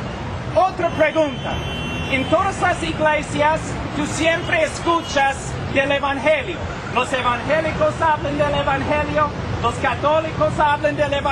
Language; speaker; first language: Spanish; non-native, fluent; English